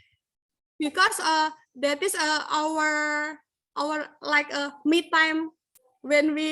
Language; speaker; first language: English; non-native, learner; Indonesian